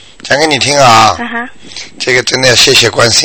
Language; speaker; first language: Chinese; native; Chinese